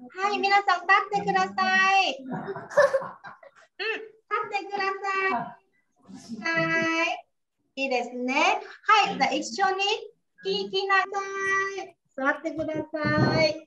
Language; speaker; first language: Japanese; non-native, fluent; Vietnamese